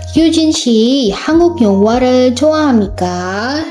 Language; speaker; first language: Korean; non-native, fluent; Indonesian